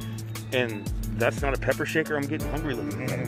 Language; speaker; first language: English; native; English